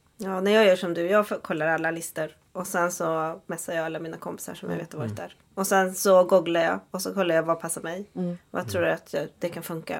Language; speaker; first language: Swedish; native; Swedish